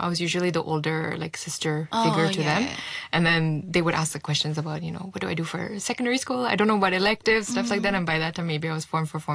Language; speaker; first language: English; non-native, local second language; Bangla